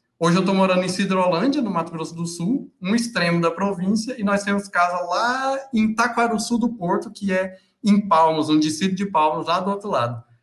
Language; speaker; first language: Portuguese; native; Portuguese